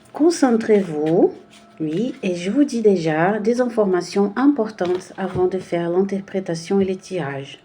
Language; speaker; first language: French; non-native, fluent; Portuguese